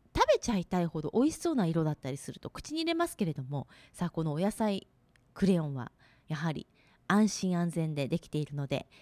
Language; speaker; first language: Japanese; native; Japanese